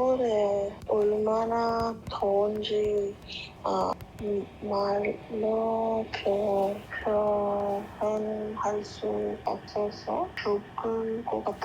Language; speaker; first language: Korean; non-native, learner; English